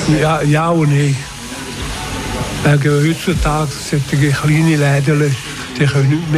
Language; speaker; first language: German; non-native, local second language; French